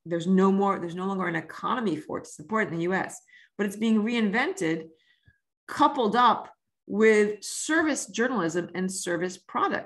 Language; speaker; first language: English; early bilingual, other home language; French